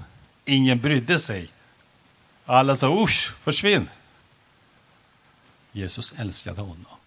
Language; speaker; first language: Swedish; non-native, fluent; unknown